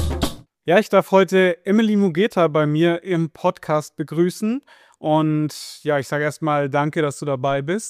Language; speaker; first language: German; native; German